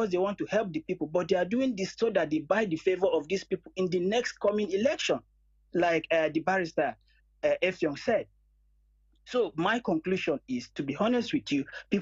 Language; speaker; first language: English; non-native, local second language; Hausa